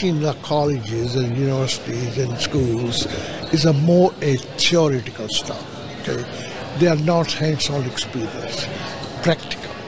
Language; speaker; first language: English; native; English